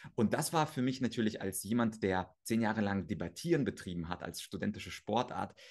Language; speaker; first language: German; early bilingual, other home language; Russian